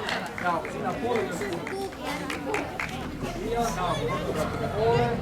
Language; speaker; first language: Estonian; native; Estonian